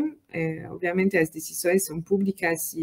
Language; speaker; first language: Portuguese; non-native, learner; French